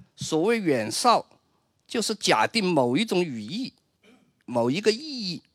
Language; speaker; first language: Chinese; native; Chinese